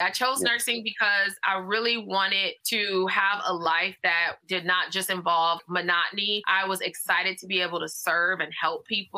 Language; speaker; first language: English; native; English